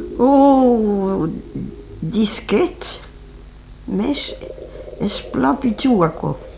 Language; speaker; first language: French; native; French